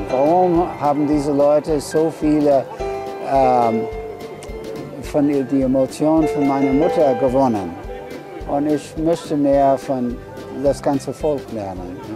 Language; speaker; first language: German; non-native, learner; English